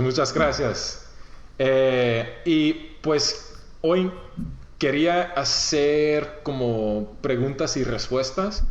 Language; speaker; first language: Spanish; non-native, fluent; English